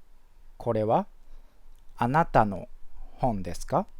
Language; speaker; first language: Japanese; non-native, fluent; English